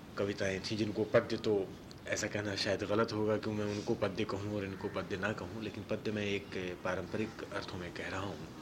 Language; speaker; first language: Hindi; non-native, local second language; Marwari